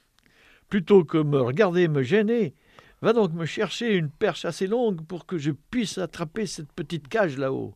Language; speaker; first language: French; native; French